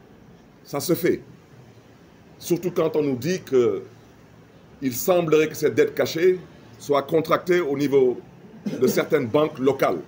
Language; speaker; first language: French; non-native, local second language; Wolof